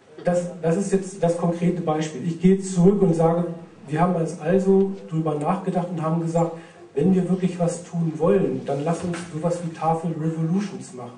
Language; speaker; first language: German; native; German